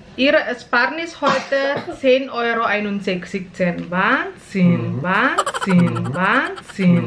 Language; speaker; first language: German; non-native, learner; Indonesian